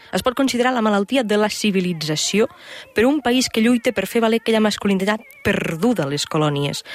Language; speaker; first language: Catalan; native; Catalan